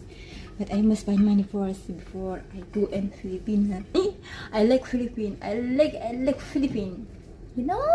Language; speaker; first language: English; non-native, learner; Indonesian